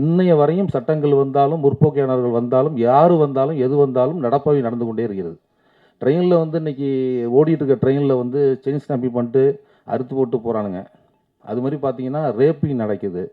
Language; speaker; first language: Tamil; native; Tamil